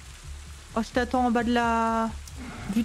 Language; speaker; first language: French; native; French